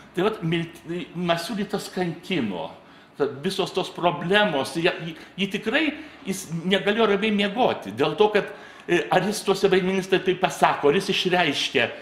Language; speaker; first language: Lithuanian; native; Lithuanian